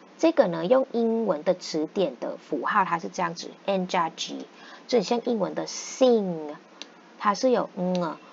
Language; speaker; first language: Chinese; non-native, fluent; Thai